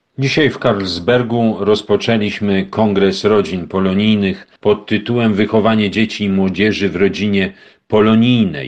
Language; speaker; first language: Polish; native; Polish